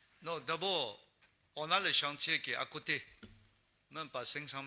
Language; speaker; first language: French; non-native, learner; Chinese